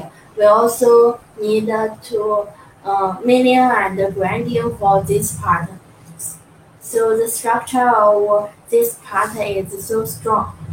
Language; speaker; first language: English; non-native, learner; Chinese